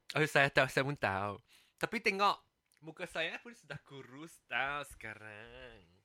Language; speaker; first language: Malay; non-native, local second language; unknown